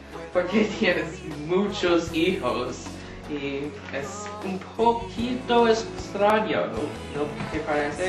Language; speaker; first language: Spanish; non-native, learner; English